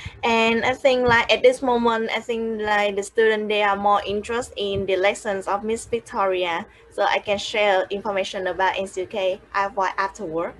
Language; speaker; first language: English; non-native, fluent; Vietnamese